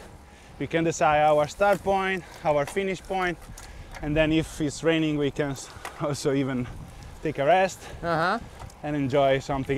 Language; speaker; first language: English; non-native, fluent; Italian